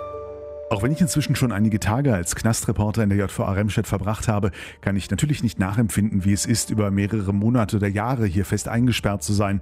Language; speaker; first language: German; native; German